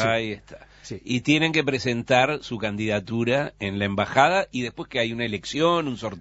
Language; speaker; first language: Spanish; native; Spanish